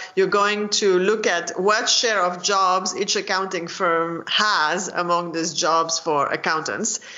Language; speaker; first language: English; non-native, fluent; French